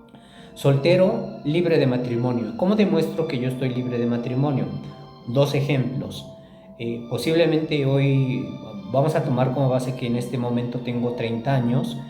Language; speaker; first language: Spanish; native; Spanish